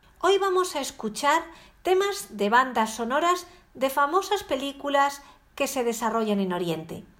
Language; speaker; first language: Spanish; native; Spanish